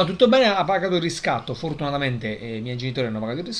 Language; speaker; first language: Italian; native; Italian